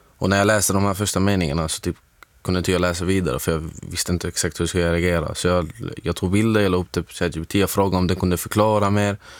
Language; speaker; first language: Swedish; non-native, fluent; Arabic